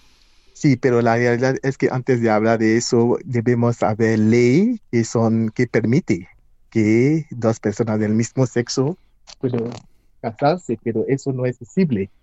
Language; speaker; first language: Spanish; non-native, fluent; English